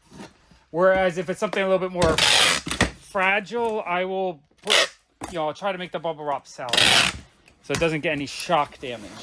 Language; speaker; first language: English; native; English